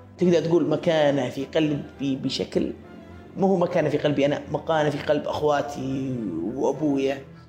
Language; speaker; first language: Arabic; native; Arabic